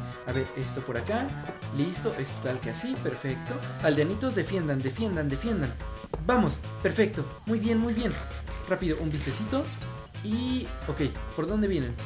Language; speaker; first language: Spanish; native; Spanish